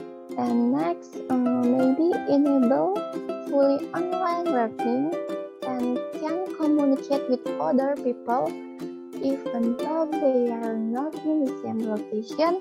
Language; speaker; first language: English; non-native, learner; Indonesian